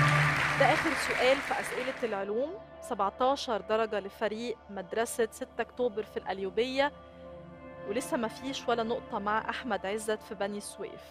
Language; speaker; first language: Arabic; native; Arabic